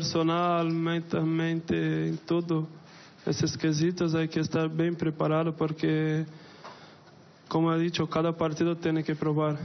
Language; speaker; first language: Spanish; non-native, fluent; Portuguese